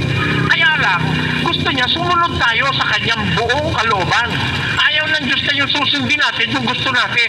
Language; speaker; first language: Filipino; native; Filipino